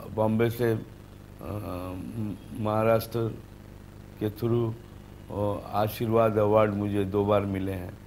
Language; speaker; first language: Hindi; non-native, local second language; Urdu